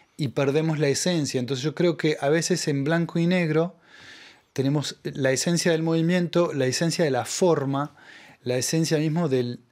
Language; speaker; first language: Spanish; native; Spanish